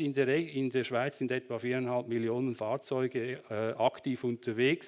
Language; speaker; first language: German; native; German